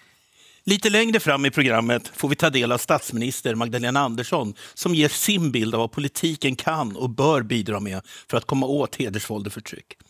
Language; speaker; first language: Swedish; native; Swedish